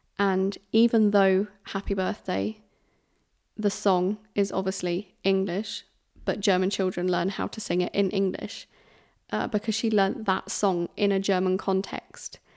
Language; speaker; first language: English; native; English